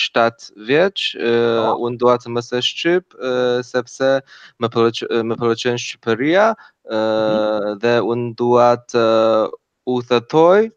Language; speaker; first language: Albanian; non-native, learner; Chinese